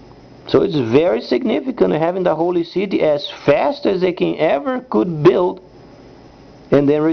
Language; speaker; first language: English; non-native, fluent; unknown